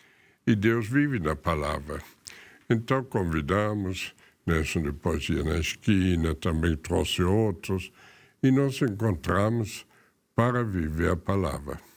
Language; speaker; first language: Portuguese; non-native, fluent; German